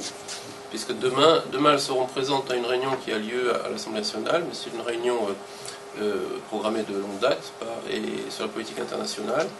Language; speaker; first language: French; native; French